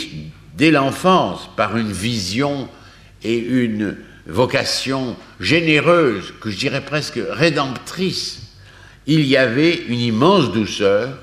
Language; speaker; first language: French; native; French